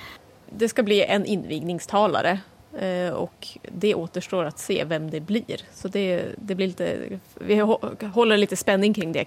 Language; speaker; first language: Swedish; native; Swedish